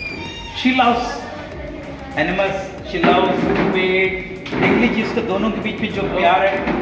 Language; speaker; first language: Hindi; native; Hindi